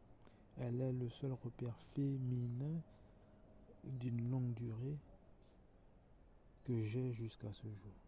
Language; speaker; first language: French; native; French